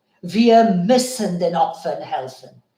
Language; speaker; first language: German; non-native, fluent; Bangla